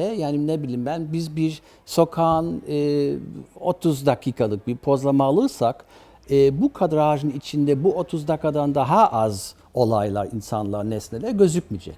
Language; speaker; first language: Turkish; early bilingual, other home language; German